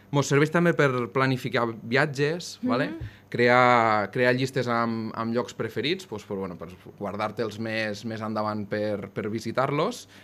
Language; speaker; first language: Catalan; native; Catalan